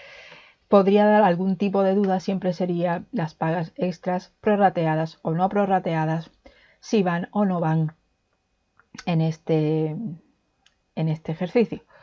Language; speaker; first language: Spanish; native; Spanish